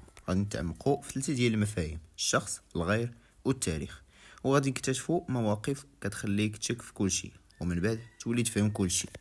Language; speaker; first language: Arabic; native; Arabic